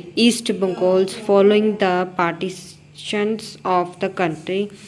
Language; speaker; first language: English; non-native, local second language; Punjabi